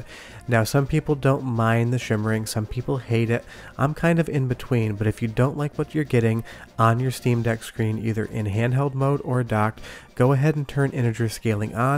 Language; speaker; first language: English; native; English